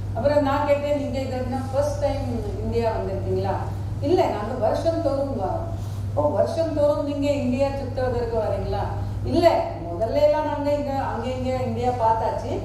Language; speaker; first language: Tamil; non-native, fluent; Marathi